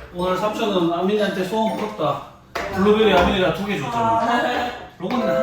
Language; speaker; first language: Korean; native; Korean